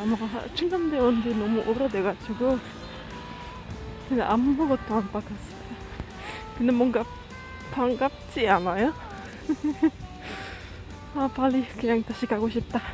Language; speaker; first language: Korean; non-native, fluent; Dutch